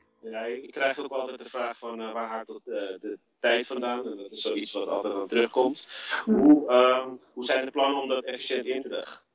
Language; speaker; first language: Dutch; early bilingual, other home language; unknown